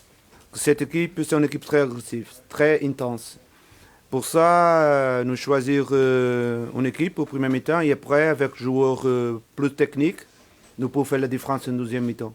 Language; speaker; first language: French; non-native, learner; Portuguese